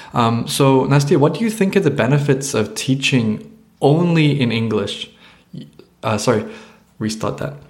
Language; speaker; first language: English; native; English